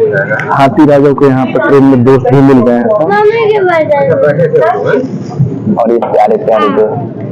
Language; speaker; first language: Hindi; native; Hindi